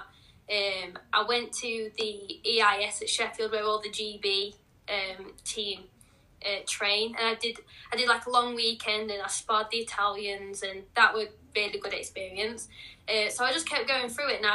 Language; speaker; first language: English; native; English